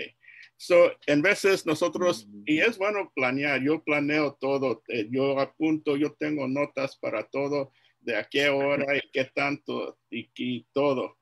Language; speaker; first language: Spanish; early bilingual, heritage; Spanish